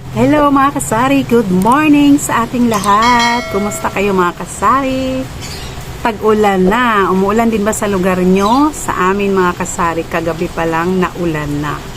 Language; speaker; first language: Filipino; non-native, local second language; Cebuano